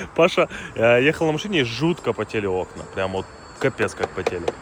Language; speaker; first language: Russian; non-native, local second language; Ukrainian